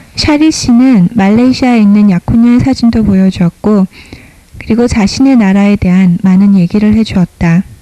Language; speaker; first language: Korean; native; Korean